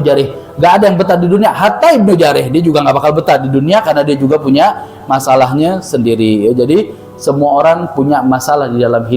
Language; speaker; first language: Indonesian; native; Indonesian